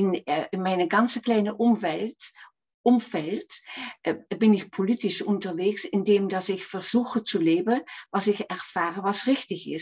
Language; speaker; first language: German; non-native, fluent; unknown